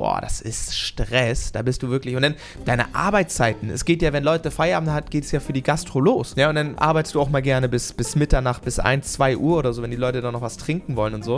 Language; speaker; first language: German; native; German